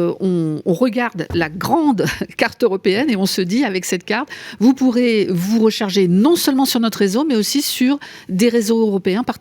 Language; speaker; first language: French; native; French